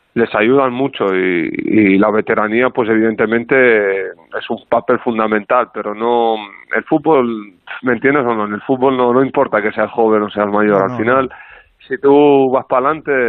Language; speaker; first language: Spanish; non-native, fluent; Arabic